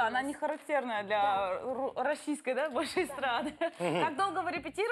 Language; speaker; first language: Russian; native; Russian